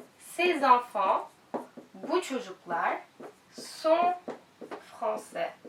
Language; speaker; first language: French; non-native, fluent; Turkish